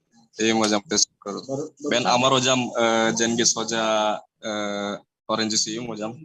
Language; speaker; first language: Turkish; non-native, learner; Indonesian